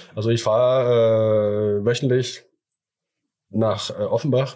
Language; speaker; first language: German; early bilingual, other home language; Thai